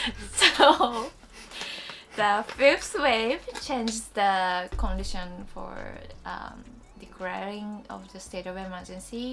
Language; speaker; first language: English; non-native, learner; Japanese